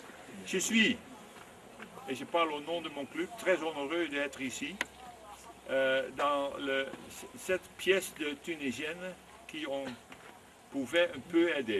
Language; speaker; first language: French; non-native, fluent; Dutch